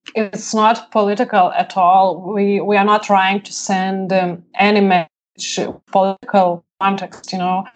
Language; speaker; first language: English; non-native, fluent; Lithuanian